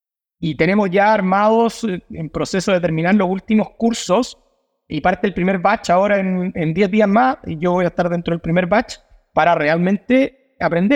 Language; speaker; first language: Spanish; native; Spanish